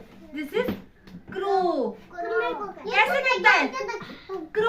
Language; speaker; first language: Hindi; native; Hindi